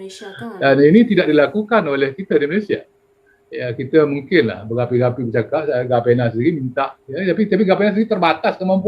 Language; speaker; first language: Malay; native; Malay